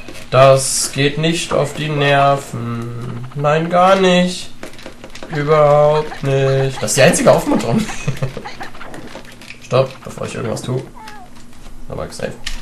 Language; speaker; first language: German; native; German